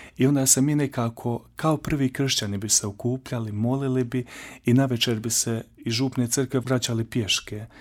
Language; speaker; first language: Croatian; native; Croatian